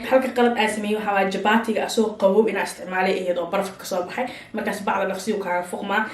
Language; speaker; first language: Somali; early bilingual, heritage; Somali